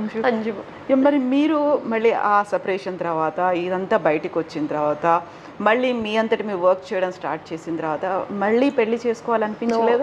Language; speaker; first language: Telugu; native; Telugu